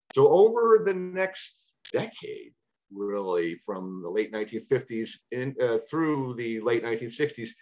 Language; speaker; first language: English; native; English